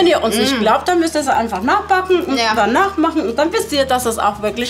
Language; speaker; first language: German; early bilingual, other home language; Turkish